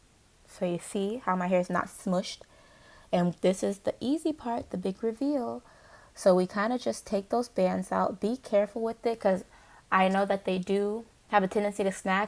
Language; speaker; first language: English; native; English